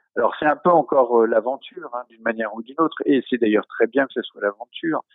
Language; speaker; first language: French; native; French